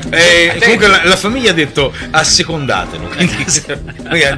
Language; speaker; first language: Italian; native; Italian